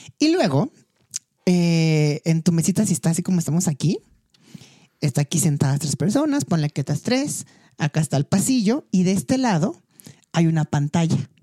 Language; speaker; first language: Spanish; native; Spanish